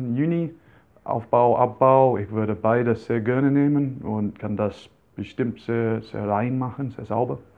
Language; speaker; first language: German; non-native, fluent; English